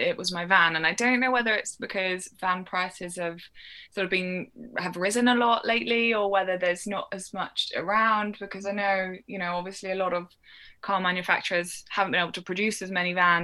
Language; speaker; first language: English; native; English